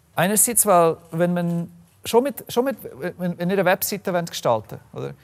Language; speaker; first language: German; non-native, fluent; English